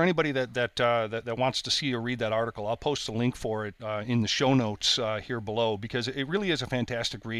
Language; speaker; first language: English; native; English